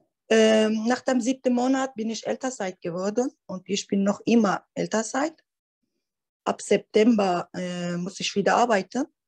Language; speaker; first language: German; non-native, learner; Turkish